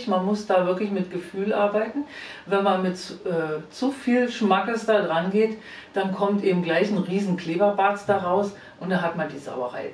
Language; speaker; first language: German; native; German